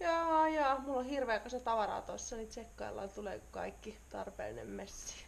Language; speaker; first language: Finnish; native; Finnish